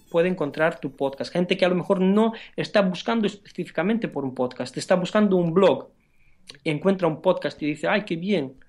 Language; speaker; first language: Spanish; non-native, fluent; Romanian